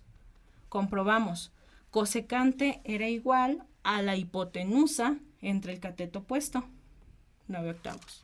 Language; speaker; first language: Spanish; native; Spanish